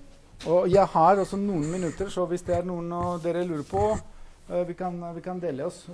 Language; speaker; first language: Norwegian; non-native, fluent; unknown